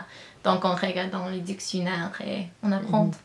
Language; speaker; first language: French; non-native, learner; English